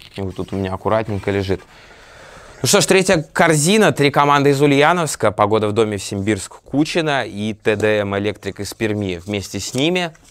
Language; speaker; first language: Russian; native; Russian